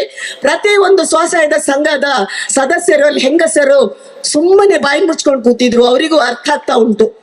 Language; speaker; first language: Kannada; native; Kannada